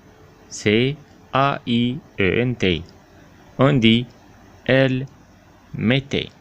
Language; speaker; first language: French; non-native, fluent; Arabic